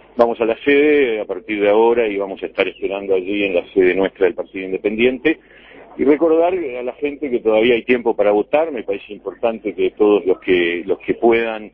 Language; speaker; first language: Spanish; native; Spanish